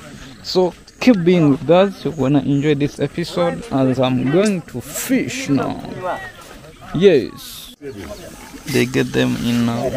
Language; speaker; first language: English; non-native, fluent; Rundi